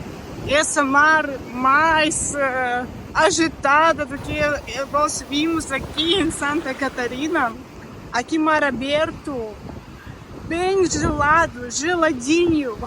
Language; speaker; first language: Portuguese; non-native, learner; Russian